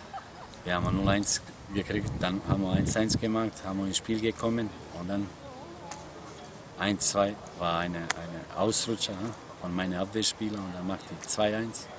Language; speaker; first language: German; non-native, fluent; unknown